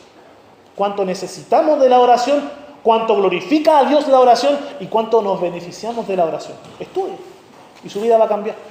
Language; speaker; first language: Spanish; native; Spanish